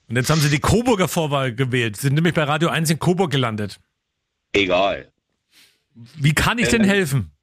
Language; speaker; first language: German; native; German